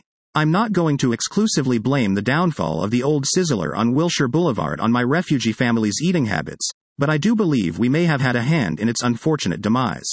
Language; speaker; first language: English; early bilingual, other home language; Persian